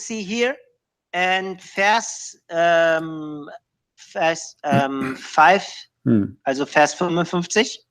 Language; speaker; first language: English; non-native, learner; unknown